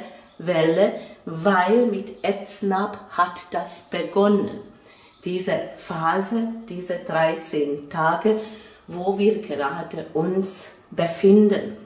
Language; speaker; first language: German; non-native, fluent; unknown